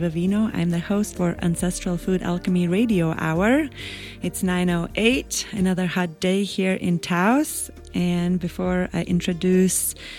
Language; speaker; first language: English; non-native, fluent; Latvian